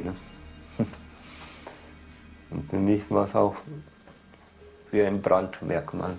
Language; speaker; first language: German; early bilingual, other home language; Croatian